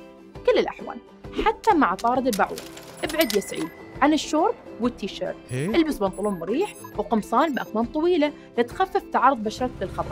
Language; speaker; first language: Arabic; native; Arabic